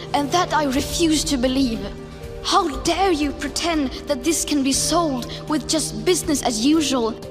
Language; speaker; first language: English; non-native, fluent; Norwegian